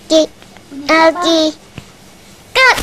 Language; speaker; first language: Indonesian; native; Indonesian